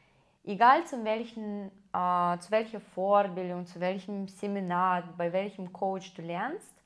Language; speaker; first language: German; non-native, fluent; Russian